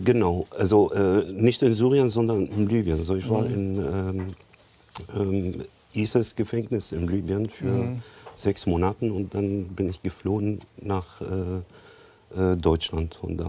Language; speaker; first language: German; non-native, learner; Arabic